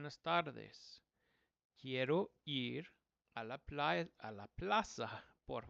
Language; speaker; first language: Spanish; non-native, fluent; English